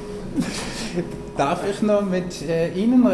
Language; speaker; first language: German; native; German